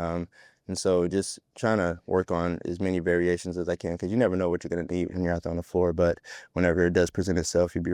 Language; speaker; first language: English; native; English